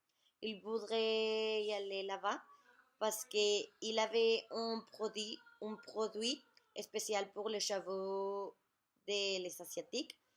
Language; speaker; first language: French; non-native, learner; Spanish